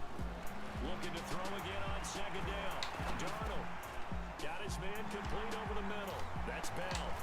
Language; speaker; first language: English; native; English